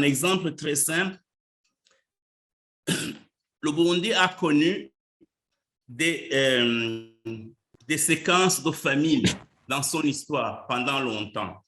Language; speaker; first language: French; non-native, local second language; Rundi